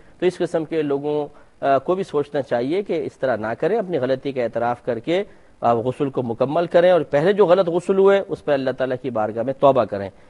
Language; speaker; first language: Urdu; native; Urdu